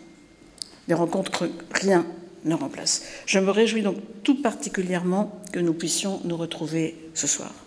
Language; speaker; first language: French; native; French